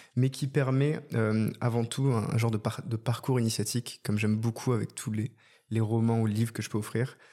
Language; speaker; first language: French; native; French